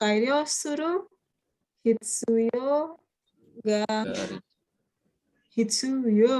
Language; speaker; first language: Japanese; non-native, fluent; Indonesian